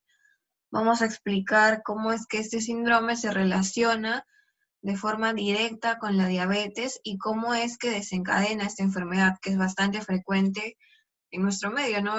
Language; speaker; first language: Spanish; native; Spanish